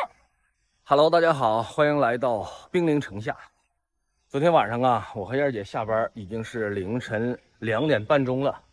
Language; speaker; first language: Chinese; native; Chinese